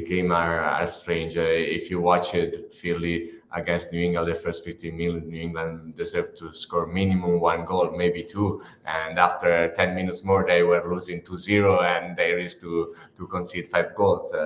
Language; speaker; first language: English; non-native, fluent; Italian